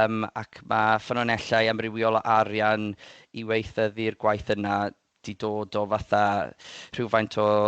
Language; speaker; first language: Welsh; native; Welsh